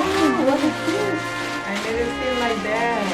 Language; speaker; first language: English; non-native, learner; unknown